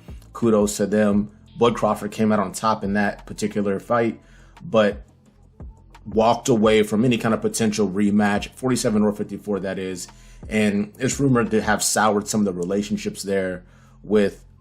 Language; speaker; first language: English; native; English